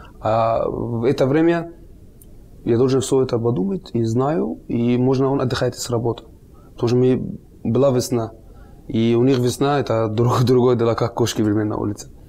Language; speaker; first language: Russian; non-native, learner; Arabic